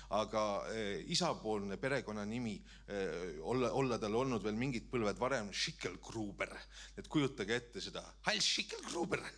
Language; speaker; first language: Estonian; native; Estonian